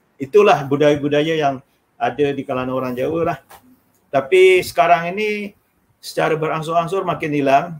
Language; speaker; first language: Malay; non-native, local second language; Javanese